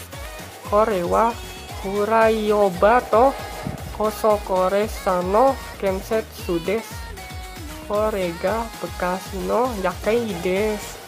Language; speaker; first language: Japanese; non-native, learner; Indonesian